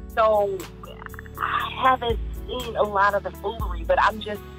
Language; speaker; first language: English; native; English